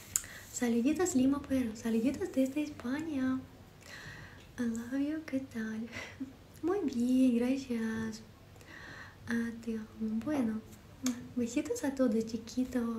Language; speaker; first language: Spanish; non-native, learner; Ukrainian